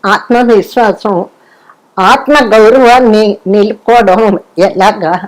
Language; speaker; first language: Telugu; non-native, local second language; Kannada